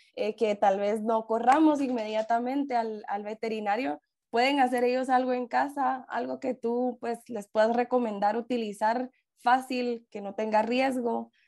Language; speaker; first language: Spanish; native; Spanish